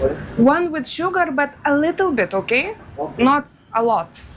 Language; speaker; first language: English; non-native, learner; Lithuanian